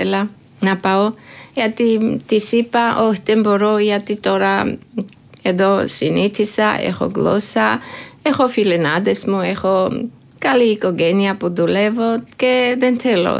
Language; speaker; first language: Greek; non-native, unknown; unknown